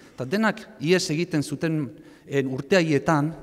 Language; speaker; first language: Basque; native; Basque